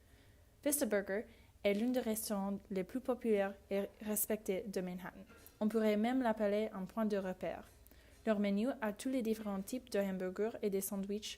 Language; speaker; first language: French; non-native, learner; English